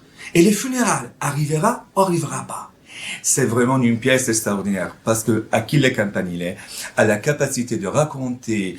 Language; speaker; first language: French; non-native, fluent; Italian